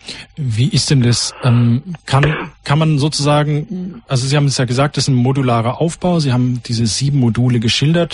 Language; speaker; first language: German; native; German